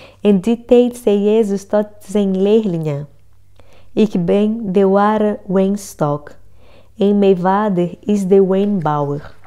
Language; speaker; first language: Dutch; non-native, fluent; Portuguese